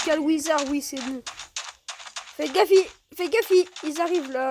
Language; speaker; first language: French; native; French